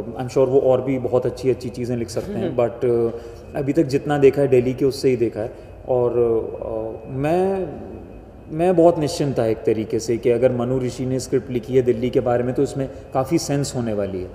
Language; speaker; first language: Hindi; native; Hindi